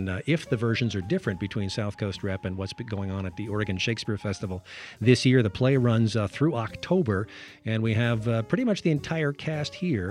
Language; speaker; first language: English; native; English